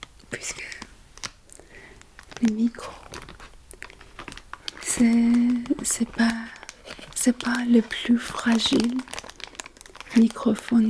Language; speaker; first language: French; non-native, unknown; English